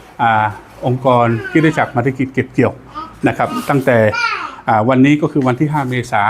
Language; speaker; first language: Thai; native; Thai